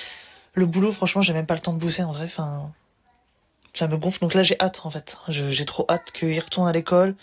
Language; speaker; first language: French; native; French